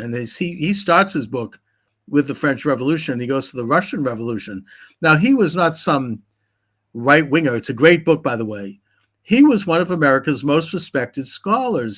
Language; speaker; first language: English; native; English